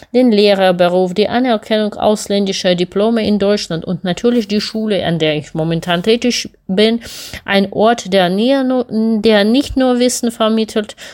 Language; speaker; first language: German; non-native, fluent; Ukrainian